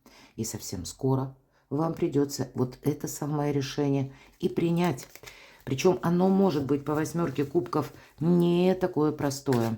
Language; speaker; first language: Russian; native; Russian